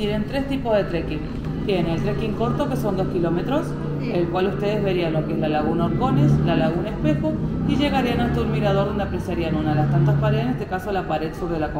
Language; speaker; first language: Spanish; native; Spanish